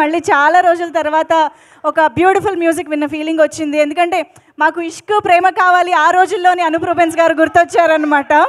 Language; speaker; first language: Telugu; native; Telugu